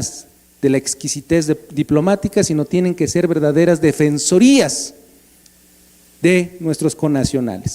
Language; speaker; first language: Spanish; native; Spanish